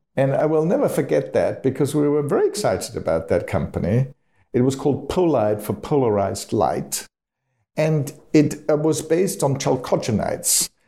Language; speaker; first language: English; non-native, fluent; German